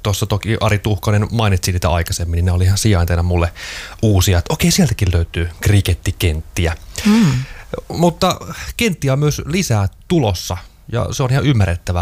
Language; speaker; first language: Finnish; native; Finnish